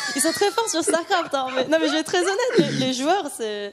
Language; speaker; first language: French; early bilingual, other home language; Korean